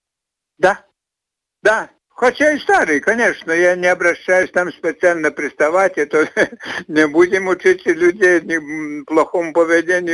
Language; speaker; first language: Russian; non-native, fluent; Latvian